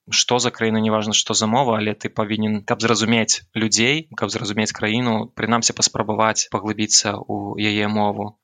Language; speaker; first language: Belarusian; non-native, local second language; Russian